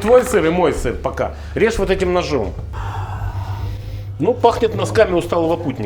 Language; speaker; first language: Russian; native; Russian